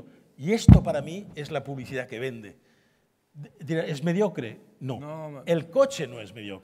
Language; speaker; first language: Spanish; native; Spanish